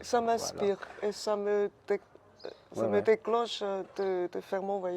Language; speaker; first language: French; non-native, fluent; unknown